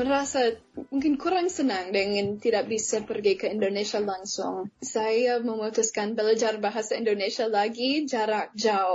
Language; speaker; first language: Indonesian; non-native, fluent; English